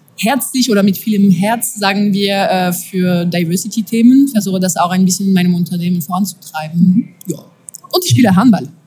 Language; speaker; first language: German; non-native, fluent; French